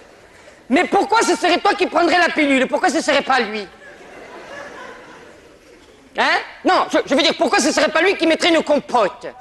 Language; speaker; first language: French; native; French